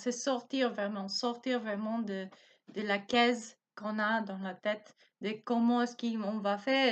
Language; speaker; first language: French; non-native, learner; Spanish